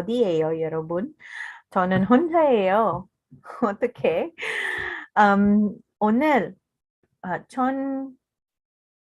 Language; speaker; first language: Korean; non-native, learner; English